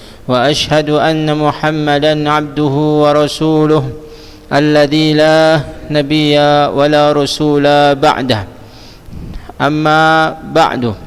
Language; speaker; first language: Arabic; non-native, fluent; Indonesian